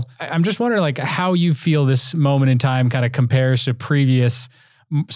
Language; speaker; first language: English; native; English